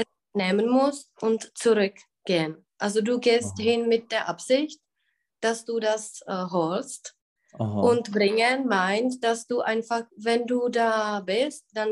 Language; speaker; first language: German; non-native, fluent; Czech